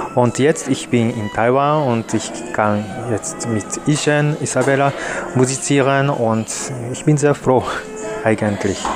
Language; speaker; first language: German; non-native, learner; Japanese